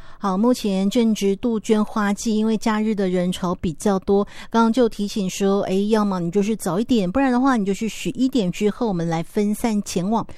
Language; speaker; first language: Chinese; native; Chinese